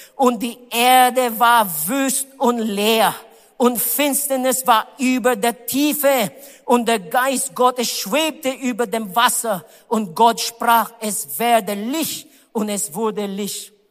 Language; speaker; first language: German; non-native, learner; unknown